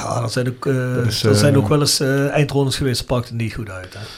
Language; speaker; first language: Dutch; native; Dutch